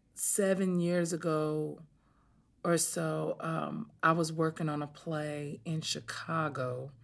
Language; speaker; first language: English; native; English